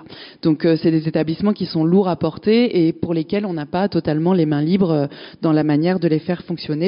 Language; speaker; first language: French; native; French